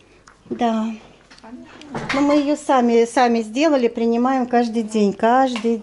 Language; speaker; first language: Russian; native; Russian